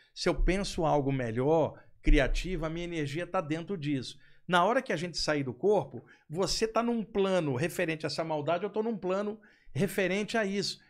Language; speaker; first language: Portuguese; native; Portuguese